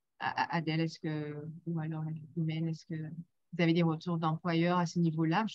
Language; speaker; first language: French; native; French